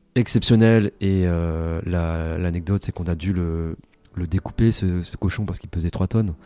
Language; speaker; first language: French; native; French